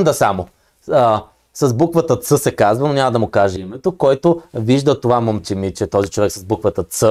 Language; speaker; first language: Bulgarian; native; Bulgarian